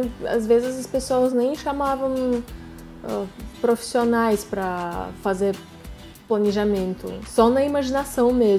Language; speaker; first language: Portuguese; non-native, fluent; Russian